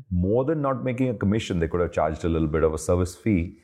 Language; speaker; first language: English; non-native, local second language; Hindi